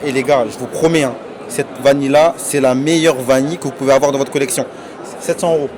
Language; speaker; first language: French; native; French